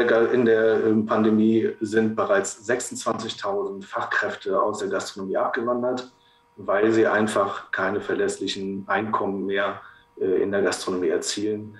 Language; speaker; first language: German; native; German